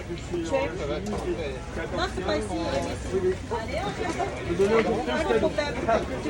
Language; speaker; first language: French; non-native, learner; Thai